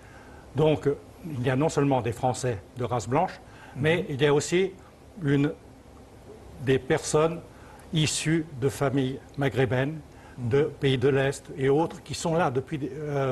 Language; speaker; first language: French; early bilingual, other home language; Chinese